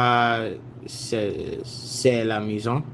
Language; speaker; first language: French; non-native, learner; English